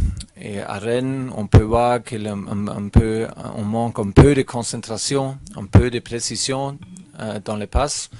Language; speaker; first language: French; non-native, learner; German